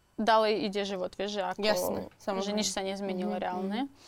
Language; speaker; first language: Slovak; non-native, learner; Russian